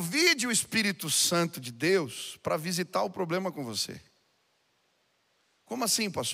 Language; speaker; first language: Portuguese; native; Portuguese